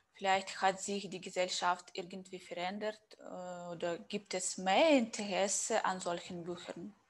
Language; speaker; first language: German; non-native, fluent; Russian